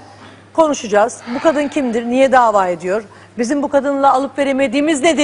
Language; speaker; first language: Turkish; native; Turkish